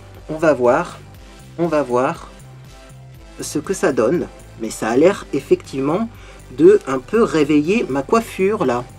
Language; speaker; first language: French; native; French